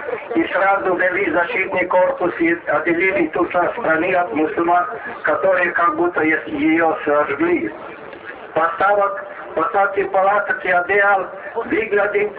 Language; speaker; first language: Russian; non-native, fluent; Serbian